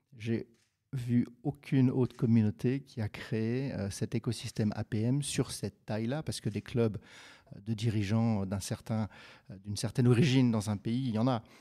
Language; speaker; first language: French; native; French